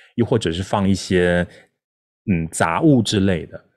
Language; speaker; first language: Chinese; non-native, local second language; Min Nan Chinese